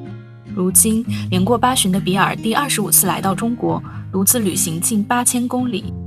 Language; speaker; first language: Chinese; native; Chinese